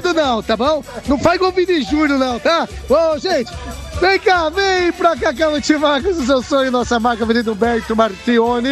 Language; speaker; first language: Portuguese; native; Portuguese